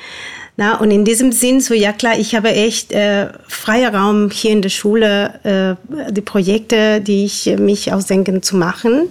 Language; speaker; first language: German; non-native, fluent; Spanish